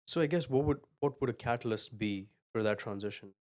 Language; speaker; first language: English; native; English